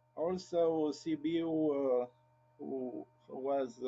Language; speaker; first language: English; non-native, learner; Romanian